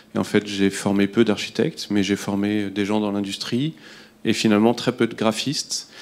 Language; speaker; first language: French; native; French